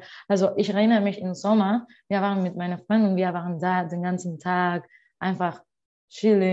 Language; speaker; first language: German; non-native, learner; Spanish